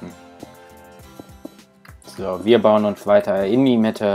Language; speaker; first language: German; native; German